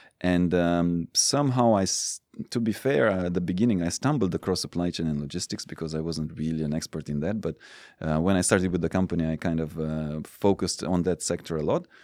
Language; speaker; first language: English; non-native, fluent; Romanian